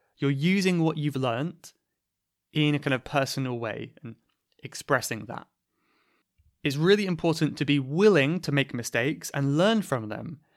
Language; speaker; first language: English; native; English